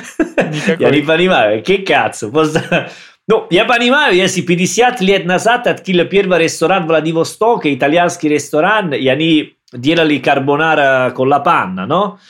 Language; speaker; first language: Russian; non-native, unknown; Italian